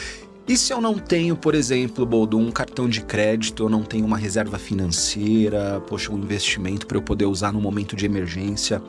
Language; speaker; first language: Portuguese; native; Portuguese